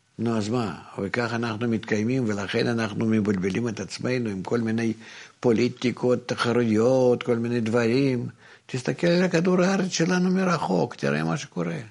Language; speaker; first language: Hebrew; non-native, fluent; Russian